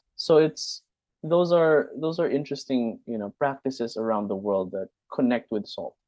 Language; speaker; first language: English; non-native, local second language; Hiligaynon